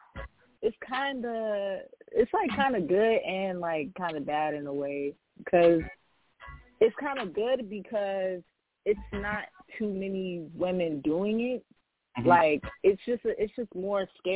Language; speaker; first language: English; native; English